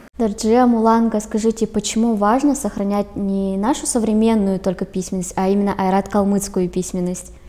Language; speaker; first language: Russian; native; Russian